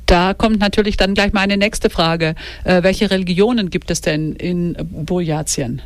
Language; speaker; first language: German; native; German